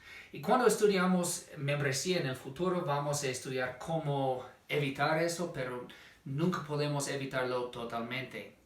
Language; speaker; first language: Spanish; non-native, fluent; English